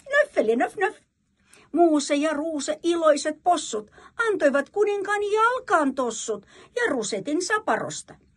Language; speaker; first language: Finnish; non-native, fluent; Russian